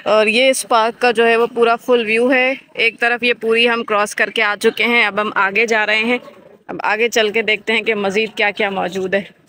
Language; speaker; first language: Urdu; native; Urdu